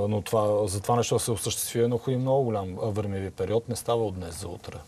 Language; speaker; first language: Bulgarian; native; Bulgarian